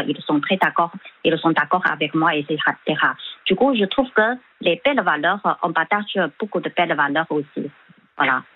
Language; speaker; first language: French; non-native, fluent; Chinese